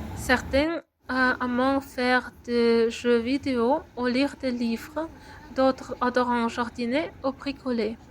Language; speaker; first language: French; non-native, learner; Ukrainian